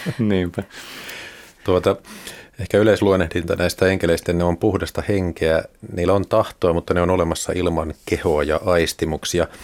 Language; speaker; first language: Finnish; native; Finnish